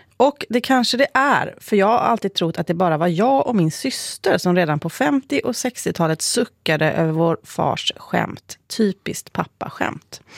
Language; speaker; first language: Swedish; native; Swedish